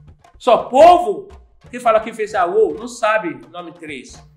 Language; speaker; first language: Portuguese; non-native, learner; Yoruba